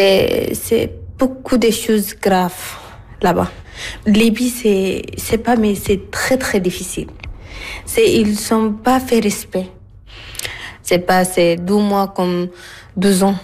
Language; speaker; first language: French; non-native, learner; Arabic